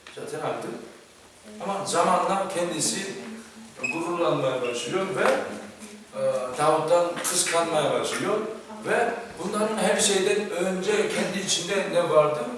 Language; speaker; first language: Turkish; non-native, fluent; Korean